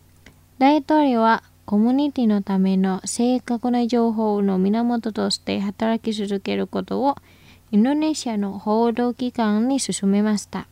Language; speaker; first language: Japanese; non-native, fluent; Indonesian